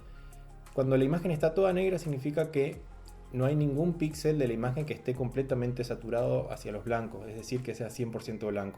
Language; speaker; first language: Spanish; native; Spanish